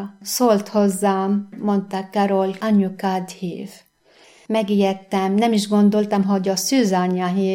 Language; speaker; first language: Hungarian; non-native, learner; Arabic